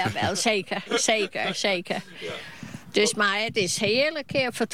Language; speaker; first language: Dutch; non-native, fluent; Finnish